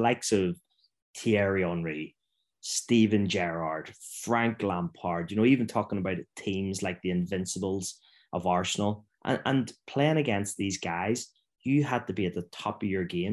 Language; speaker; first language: English; native; English